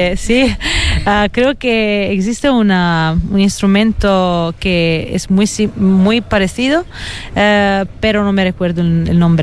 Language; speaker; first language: Spanish; non-native, fluent; Italian